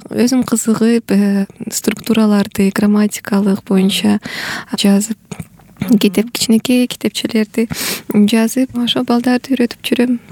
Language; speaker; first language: Kyrgyz; non-native, local second language; Russian